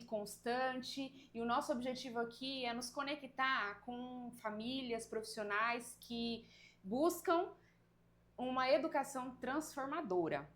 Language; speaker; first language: Portuguese; native; Portuguese